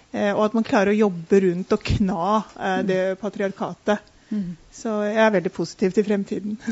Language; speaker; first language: Norwegian; native; Norwegian